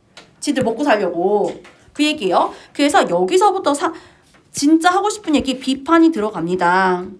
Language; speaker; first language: Korean; native; Korean